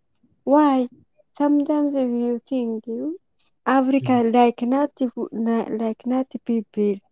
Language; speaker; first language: English; non-native, learner; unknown